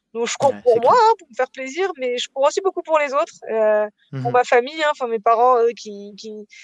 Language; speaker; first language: French; native; French